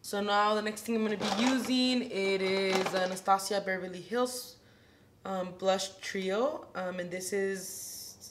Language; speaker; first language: English; early bilingual, other home language; Spanish